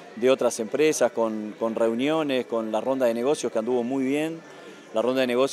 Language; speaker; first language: Spanish; native; Spanish